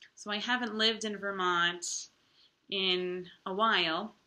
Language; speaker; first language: English; native; English